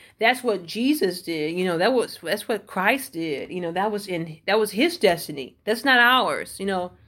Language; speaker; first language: English; native; English